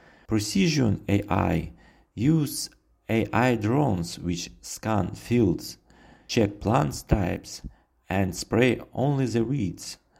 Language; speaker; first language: English; non-native, fluent; Russian